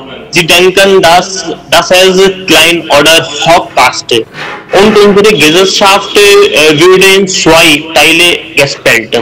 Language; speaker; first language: German; non-native, learner; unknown